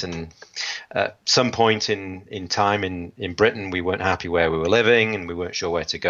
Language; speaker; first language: English; native; English